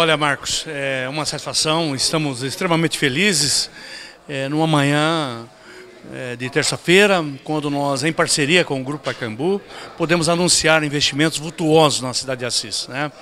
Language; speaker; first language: Portuguese; native; Portuguese